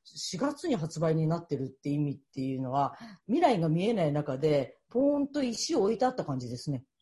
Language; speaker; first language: Japanese; native; Japanese